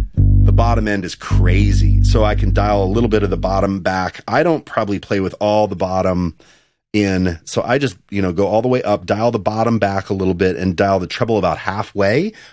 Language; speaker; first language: English; native; English